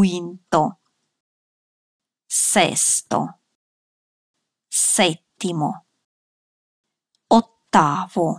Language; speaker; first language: Italian; non-native, fluent; Russian